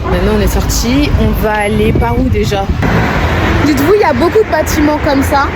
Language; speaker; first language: French; native; French